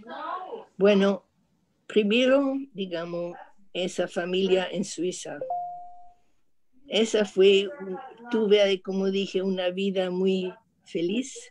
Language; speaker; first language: Spanish; non-native, fluent; French